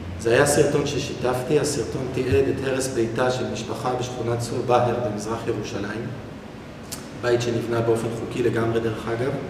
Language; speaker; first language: Hebrew; native; Hebrew